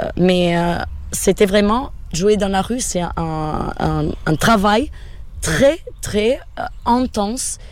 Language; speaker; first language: French; non-native, fluent; Portuguese